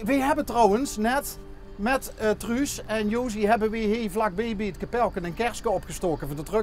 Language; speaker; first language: Dutch; native; Dutch